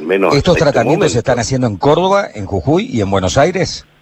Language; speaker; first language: Spanish; native; Spanish